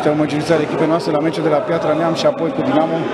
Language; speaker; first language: Romanian; native; Romanian